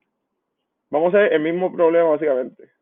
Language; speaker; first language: Spanish; native; Spanish